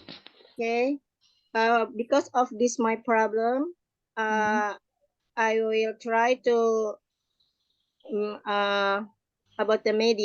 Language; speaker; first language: English; non-native, learner; Indonesian